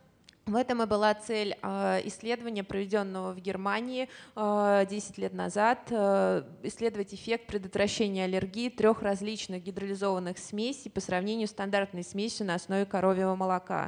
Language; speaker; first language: Russian; native; Russian